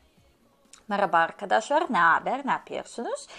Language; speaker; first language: Turkish; non-native, learner; Bosnian